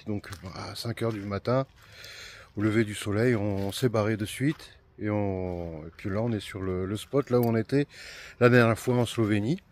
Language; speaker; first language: French; native; French